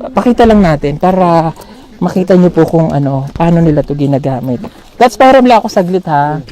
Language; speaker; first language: Filipino; non-native, local second language; Cebuano